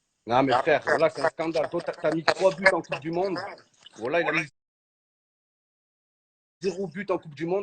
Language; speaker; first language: French; native; French